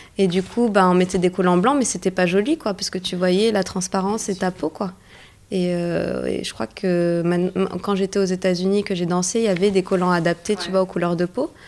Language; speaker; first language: French; early bilingual, other home language; Arabic